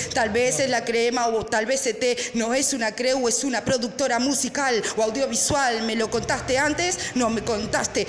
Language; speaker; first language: Spanish; early bilingual, other home language; Portuguese